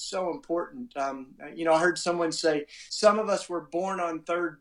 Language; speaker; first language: English; native; English